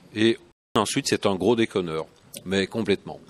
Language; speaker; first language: French; native; French